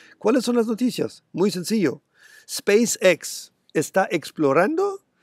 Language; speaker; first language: Spanish; non-native, fluent; German